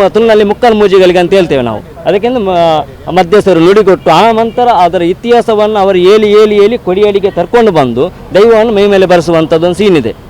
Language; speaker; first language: Kannada; non-native, local second language; Tulu